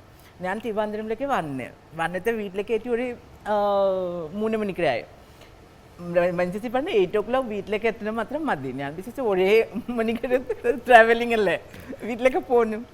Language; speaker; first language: Malayalam; non-native, learner; Assamese